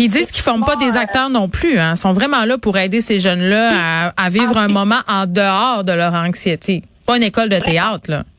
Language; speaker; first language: French; native; French